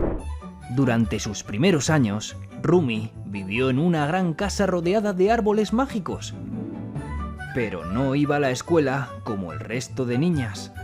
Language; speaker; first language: Spanish; native; Spanish